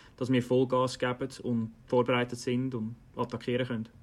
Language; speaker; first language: German; native; German